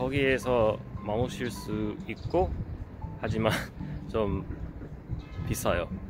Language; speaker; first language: Korean; non-native, fluent; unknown